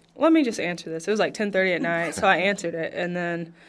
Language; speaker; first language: English; native; English